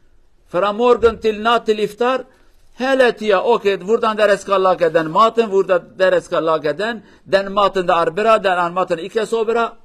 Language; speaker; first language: Norwegian; non-native, learner; Kurdish